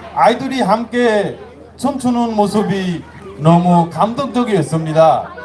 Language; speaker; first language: Korean; non-native, fluent; Bangla